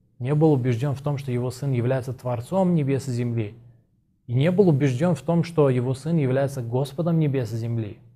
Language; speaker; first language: Russian; non-native, local second language; Azerbaijani